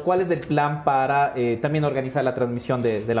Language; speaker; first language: Spanish; native; Spanish